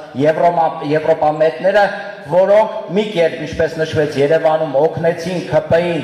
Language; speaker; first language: Armenian; native; Armenian